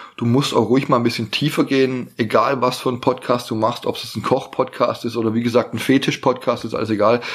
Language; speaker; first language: German; native; German